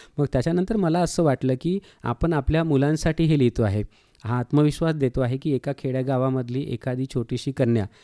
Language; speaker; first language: Marathi; native; Marathi